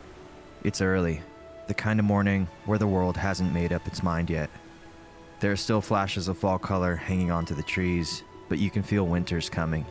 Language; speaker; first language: English; native; English